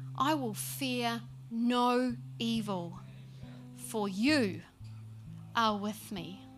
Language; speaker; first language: English; native; English